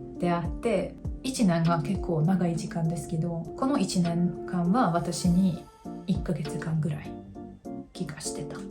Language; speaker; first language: Japanese; non-native, fluent; Hungarian